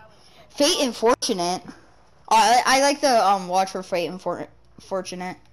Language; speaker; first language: English; native; English